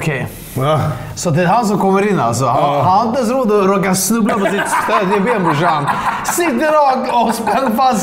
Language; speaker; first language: Swedish; native; Swedish